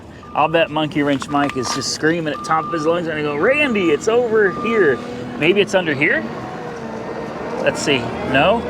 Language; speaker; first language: English; native; English